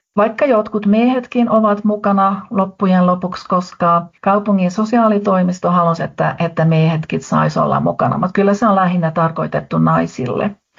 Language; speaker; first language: Finnish; native; Finnish